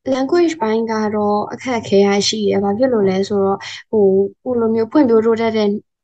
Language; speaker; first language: Burmese; native; Burmese